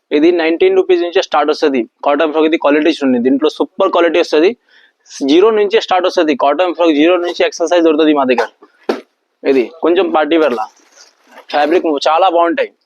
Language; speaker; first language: Telugu; non-native, local second language; Urdu